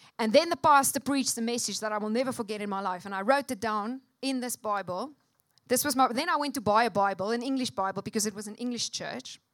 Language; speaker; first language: English; non-native, local second language; Afrikaans